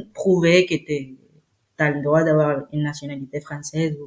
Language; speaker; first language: French; non-native, fluent; Spanish